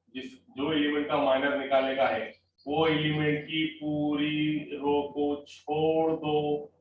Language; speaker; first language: Hindi; non-native, local second language; Marathi